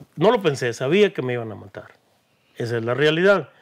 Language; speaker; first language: Spanish; native; Spanish